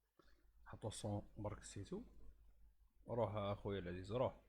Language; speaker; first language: Arabic; native; Arabic